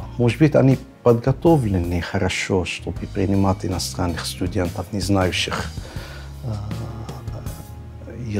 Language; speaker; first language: Russian; non-native, fluent; Arabic